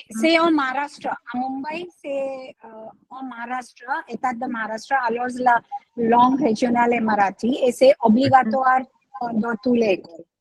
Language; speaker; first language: French; non-native, learner; Hindi